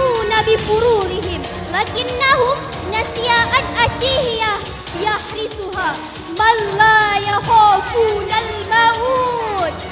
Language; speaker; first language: Arabic; non-native, learner; Indonesian